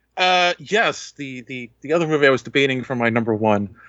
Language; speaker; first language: English; native; English